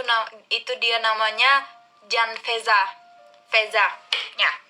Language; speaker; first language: Indonesian; non-native, learner; Turkish